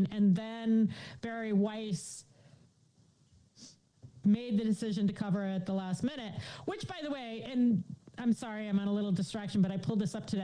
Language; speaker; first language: English; native; English